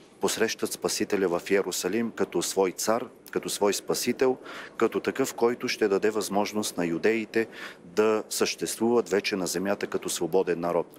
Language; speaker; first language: Bulgarian; native; Bulgarian